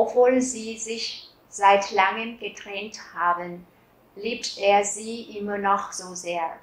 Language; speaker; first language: German; non-native, fluent; Vietnamese